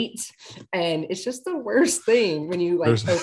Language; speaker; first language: English; native; English